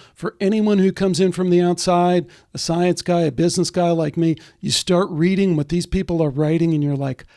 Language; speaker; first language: English; native; English